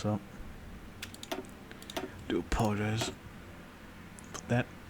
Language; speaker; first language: English; native; English